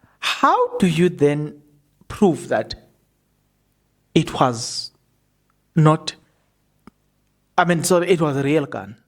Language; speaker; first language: English; non-native, local second language; Zulu